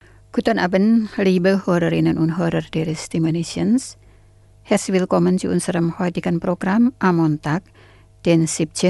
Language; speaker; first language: German; non-native, fluent; Indonesian